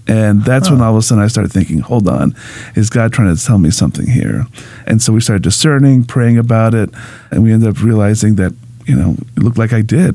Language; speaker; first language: English; early bilingual, other home language; Spanish